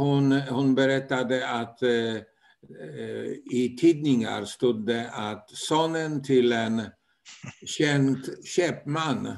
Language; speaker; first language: Swedish; non-native, fluent; Polish